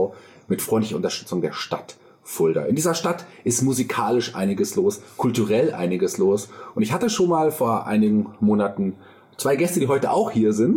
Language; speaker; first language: German; native; German